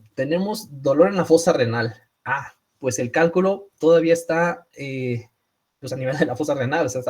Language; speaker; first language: Spanish; native; Spanish